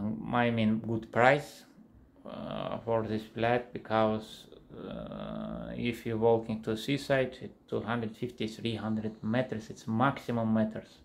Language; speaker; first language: English; non-native, learner; Russian